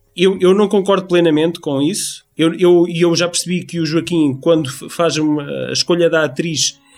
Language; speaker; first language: Portuguese; native; Portuguese